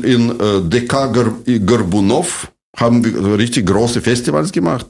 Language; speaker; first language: German; non-native, fluent; Russian